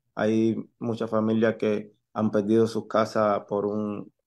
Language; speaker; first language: Spanish; native; Spanish